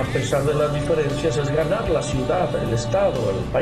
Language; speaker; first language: Spanish; native; Spanish